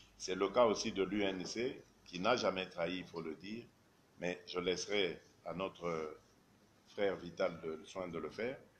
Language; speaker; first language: French; non-native, local second language; Luba-Lulua